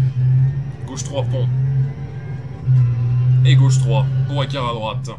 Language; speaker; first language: French; native; French